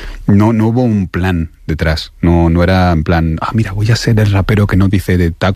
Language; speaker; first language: Spanish; native; Spanish